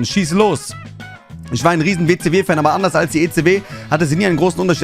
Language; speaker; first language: German; native; German